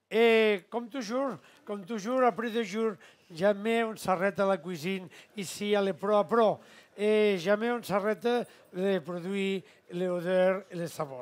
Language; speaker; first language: French; non-native, fluent; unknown